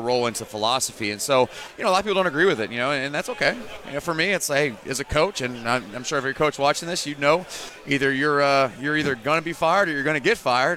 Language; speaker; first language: English; native; English